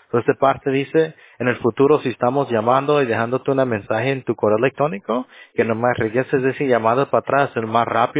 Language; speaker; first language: Spanish; early bilingual, heritage; Spanish